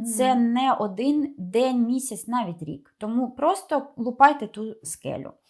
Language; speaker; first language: Ukrainian; non-native, local second language; Russian